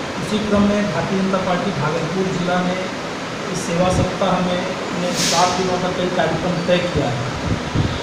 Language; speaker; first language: Hindi; native; Hindi